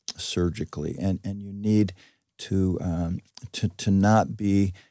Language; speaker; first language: English; early bilingual, other home language; Greek